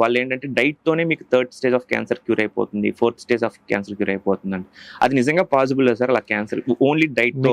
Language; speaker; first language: Telugu; native; Telugu